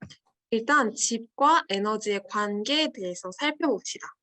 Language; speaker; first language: Korean; native; Korean